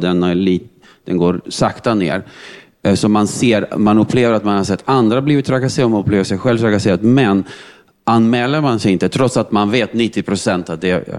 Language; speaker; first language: Swedish; non-native, fluent; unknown